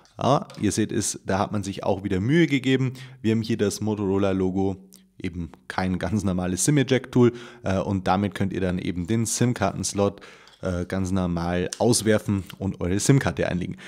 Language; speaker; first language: German; native; German